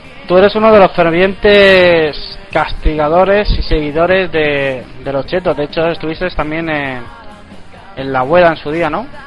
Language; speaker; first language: Spanish; native; Spanish